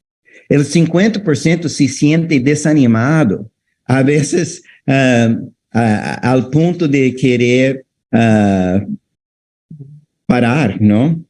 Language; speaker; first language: Spanish; non-native, fluent; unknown